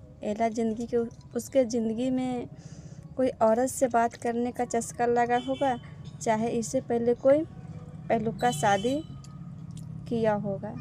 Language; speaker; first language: Hindi; non-native, local second language; Bhojpuri